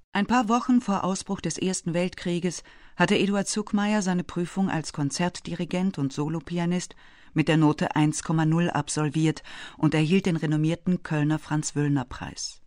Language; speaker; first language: German; native; German